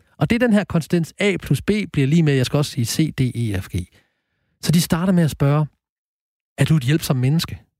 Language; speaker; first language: Danish; native; Danish